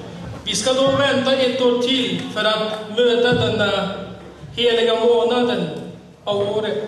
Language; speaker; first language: Swedish; non-native, fluent; Uyghur